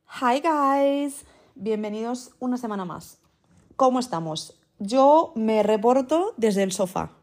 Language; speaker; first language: Spanish; early bilingual, other home language; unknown